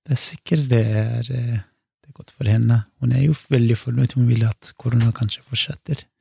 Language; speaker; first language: Norwegian; non-native, fluent; Kurdish